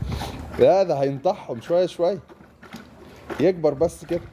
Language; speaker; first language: Arabic; native; Arabic